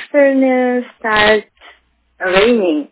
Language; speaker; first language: English; non-native, learner; Korean